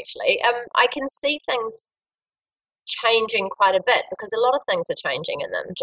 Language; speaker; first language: English; native; English